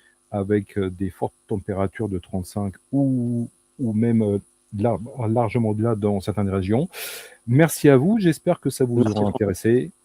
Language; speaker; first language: French; native; French